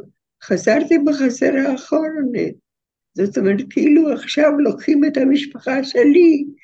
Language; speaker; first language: Hebrew; non-native, fluent; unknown